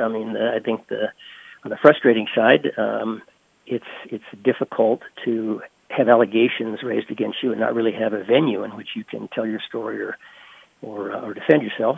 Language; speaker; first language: English; native; English